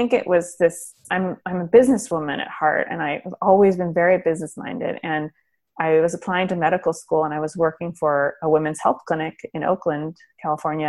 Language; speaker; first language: English; native; English